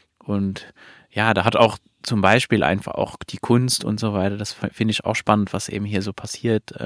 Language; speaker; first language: German; non-native, fluent; Luxembourgish